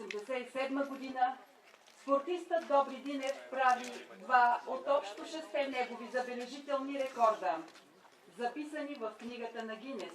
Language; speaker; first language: Bulgarian; native; Bulgarian